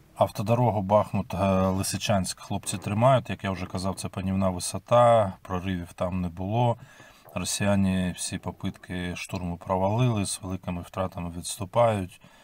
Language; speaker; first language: Ukrainian; native; Ukrainian